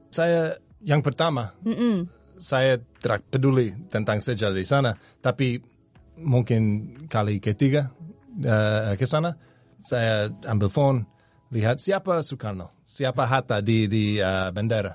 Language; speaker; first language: Indonesian; non-native, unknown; English